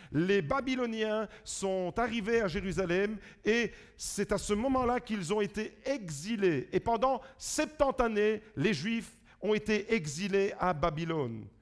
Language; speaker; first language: French; early bilingual, other home language; Italian